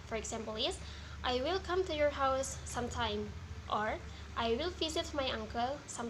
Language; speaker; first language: English; non-native, learner; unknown